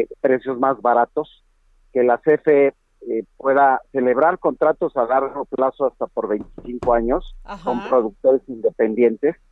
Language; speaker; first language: Spanish; native; Spanish